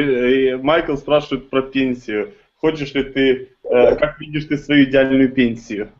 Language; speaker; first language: Russian; native; Russian